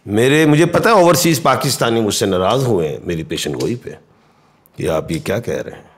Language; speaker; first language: Urdu; non-native, local second language; Punjabi